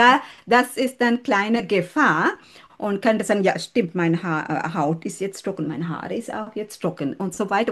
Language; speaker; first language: German; non-native, learner; Sinhala